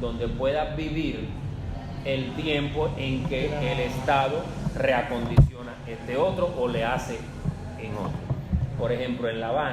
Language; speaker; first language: Spanish; native; Spanish